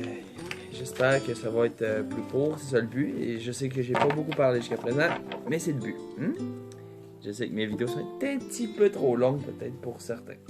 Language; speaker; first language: French; native; French